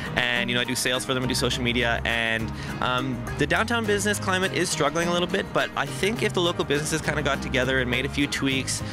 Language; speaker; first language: English; native; English